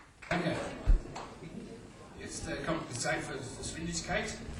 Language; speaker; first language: German; non-native, learner; English